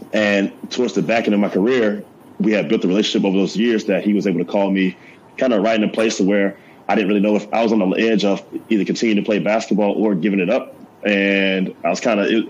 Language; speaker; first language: English; native; English